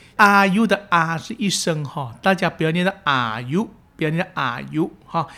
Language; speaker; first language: Chinese; early bilingual, heritage; Chinese